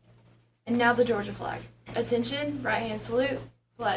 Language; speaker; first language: English; native; English